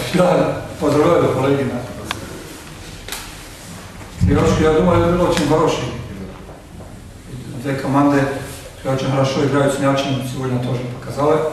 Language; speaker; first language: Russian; non-native, learner; Croatian